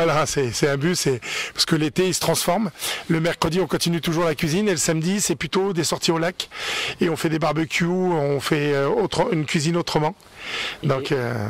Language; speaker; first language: French; native; French